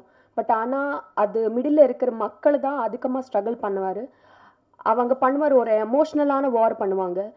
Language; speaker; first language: Tamil; non-native, local second language; Telugu